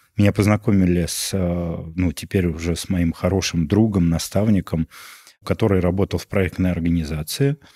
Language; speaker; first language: Russian; native; Russian